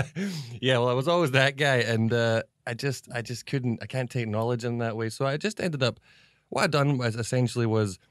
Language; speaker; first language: English; native; English